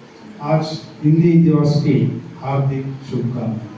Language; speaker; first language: Hindi; non-native, local second language; Telugu